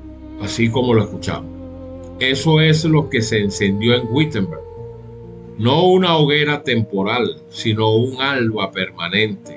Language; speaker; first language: Spanish; native; Spanish